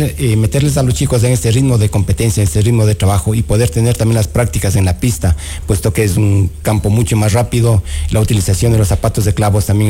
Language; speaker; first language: Spanish; native; Spanish